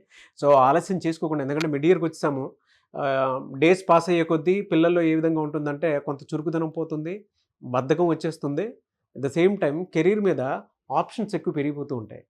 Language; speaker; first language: Telugu; native; Telugu